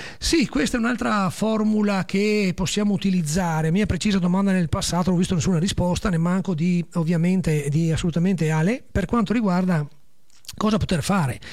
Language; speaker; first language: Italian; native; Italian